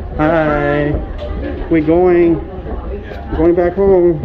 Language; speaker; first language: English; non-native, learner; Hmong